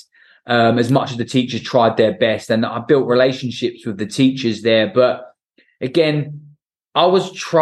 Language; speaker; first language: English; native; English